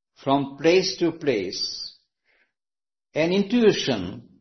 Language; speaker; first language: English; non-native, local second language; Gujarati